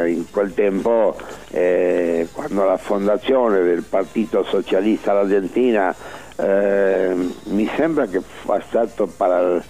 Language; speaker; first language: Italian; early bilingual, heritage; Spanish